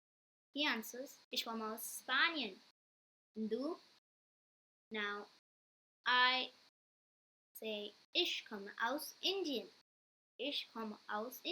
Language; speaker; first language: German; non-native, learner; English